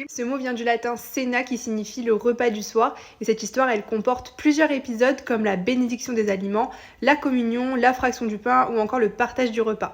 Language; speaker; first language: French; native; French